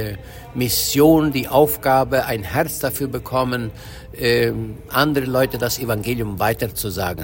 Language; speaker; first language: German; early bilingual, heritage; Low German